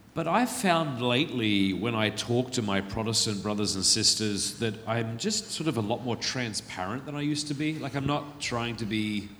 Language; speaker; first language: English; native; English